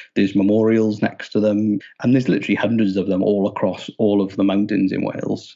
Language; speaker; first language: English; native; English